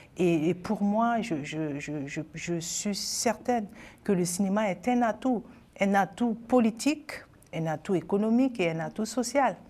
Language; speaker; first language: French; non-native, local second language; Sango